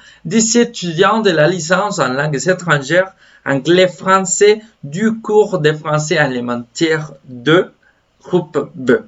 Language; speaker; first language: French; non-native, fluent; Spanish